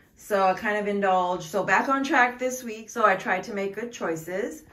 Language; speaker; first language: English; native; English